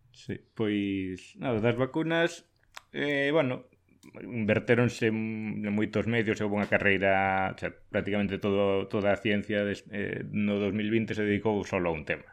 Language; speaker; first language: Galician; native; Galician